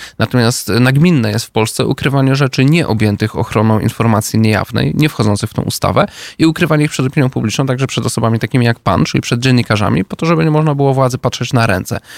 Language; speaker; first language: Polish; native; Polish